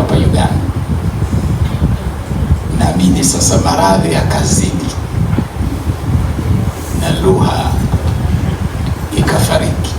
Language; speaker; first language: Swahili; non-native, local second language; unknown